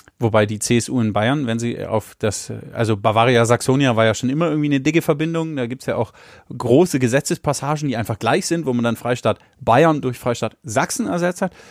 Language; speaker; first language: German; native; German